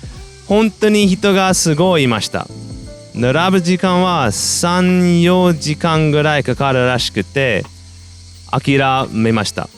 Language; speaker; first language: Japanese; non-native, fluent; English